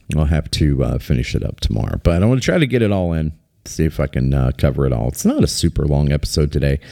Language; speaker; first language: English; native; English